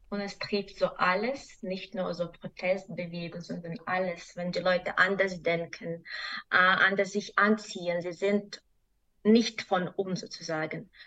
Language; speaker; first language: German; non-native, fluent; Russian